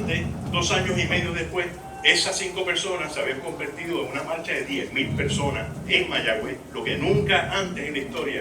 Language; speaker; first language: Spanish; native; Spanish